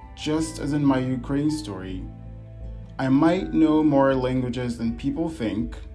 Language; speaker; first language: English; native; English